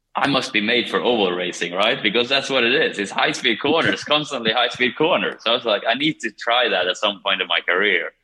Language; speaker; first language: English; non-native, fluent; Swedish